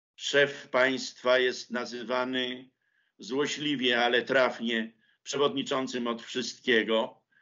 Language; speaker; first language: Polish; native; Polish